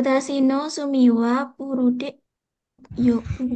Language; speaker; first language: Japanese; non-native, learner; Indonesian